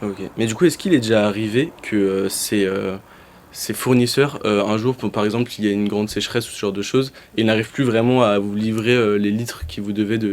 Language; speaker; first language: French; native; French